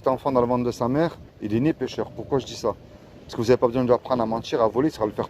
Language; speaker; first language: French; native; French